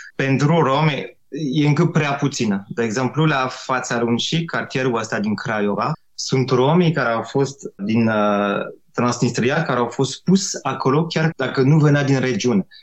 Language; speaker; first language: Romanian; non-native, fluent; French